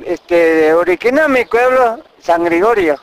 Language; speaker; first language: Spanish; non-native, local second language; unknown